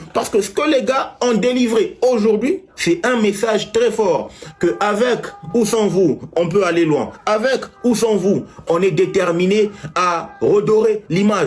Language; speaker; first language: French; non-native, local second language; Lingala